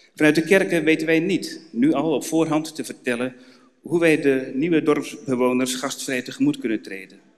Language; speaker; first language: Dutch; native; Dutch